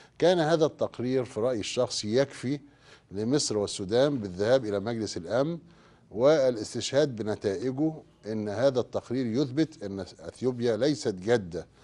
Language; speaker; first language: Arabic; native; Arabic